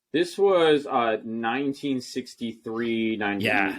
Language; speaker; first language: English; native; English